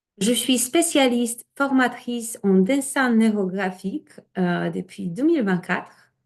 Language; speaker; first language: French; non-native, fluent; Polish